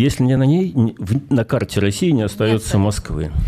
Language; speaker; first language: Russian; native; Russian